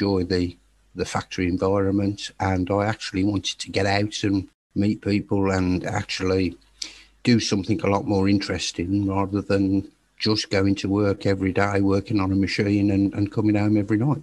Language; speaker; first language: English; native; English